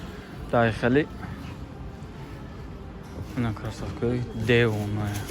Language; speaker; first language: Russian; non-native, learner; Tajik